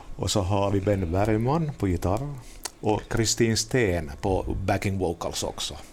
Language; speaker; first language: Swedish; native; Swedish